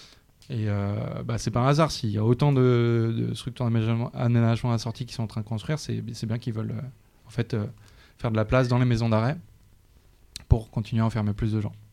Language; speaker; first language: French; native; French